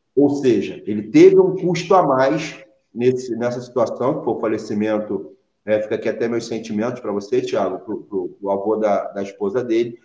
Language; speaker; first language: Portuguese; native; Portuguese